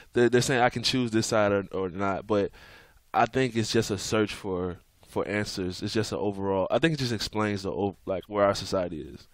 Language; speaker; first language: English; native; English